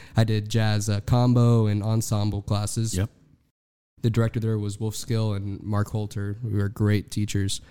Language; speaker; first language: English; native; English